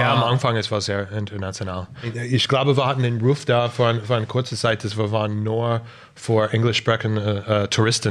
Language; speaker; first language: German; non-native, fluent; English